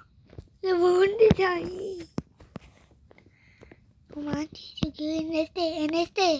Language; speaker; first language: Spanish; early bilingual, heritage; Spanish